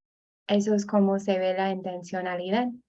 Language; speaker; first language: Spanish; non-native, fluent; English